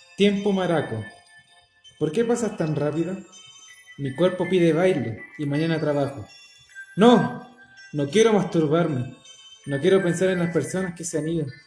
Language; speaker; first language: Spanish; native; Spanish